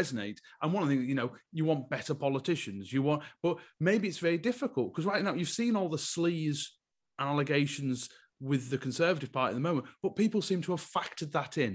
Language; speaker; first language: English; native; English